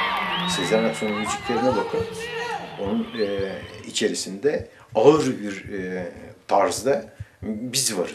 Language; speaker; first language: Turkish; native; Turkish